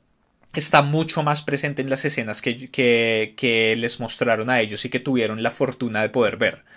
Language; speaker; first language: Spanish; native; Spanish